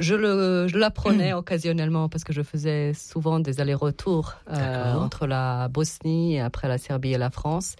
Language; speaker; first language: French; non-native, fluent; Serbian